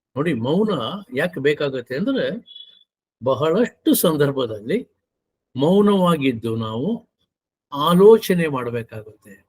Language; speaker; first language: Kannada; native; Kannada